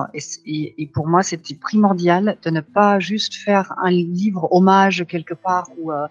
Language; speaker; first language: French; non-native, fluent; German